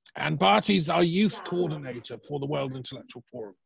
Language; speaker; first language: English; native; English